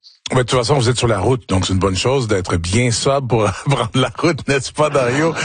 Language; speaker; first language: French; native; French